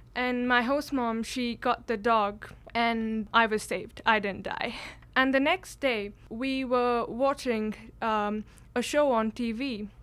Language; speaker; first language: English; non-native, local second language; Kashmiri